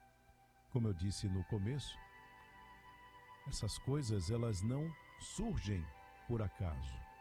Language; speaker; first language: Portuguese; native; Portuguese